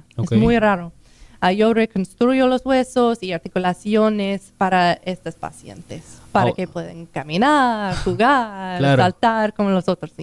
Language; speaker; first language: Spanish; non-native, learner; English